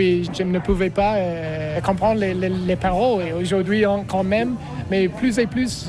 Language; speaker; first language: French; non-native, learner; English